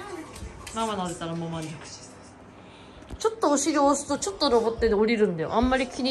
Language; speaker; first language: Japanese; native; Japanese